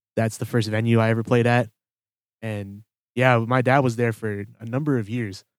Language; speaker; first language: English; early bilingual, other home language; Filipino